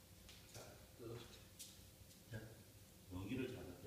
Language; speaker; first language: Korean; native; Korean